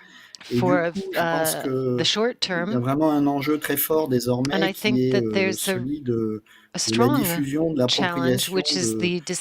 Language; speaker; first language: French; native; French